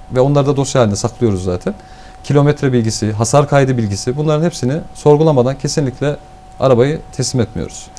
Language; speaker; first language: Turkish; native; Turkish